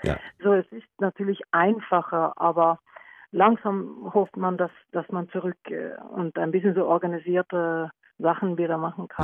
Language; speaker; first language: German; non-native, learner; Norwegian